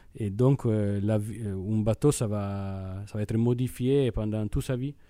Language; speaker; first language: French; non-native, fluent; Italian